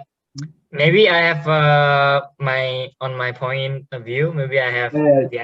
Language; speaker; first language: English; non-native, learner; Indonesian